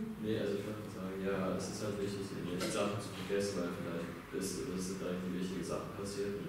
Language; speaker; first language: German; native; German